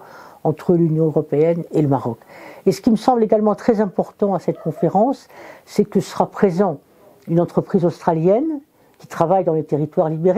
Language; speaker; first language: French; native; French